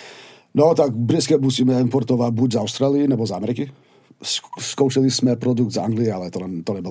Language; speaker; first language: Czech; non-native, fluent; English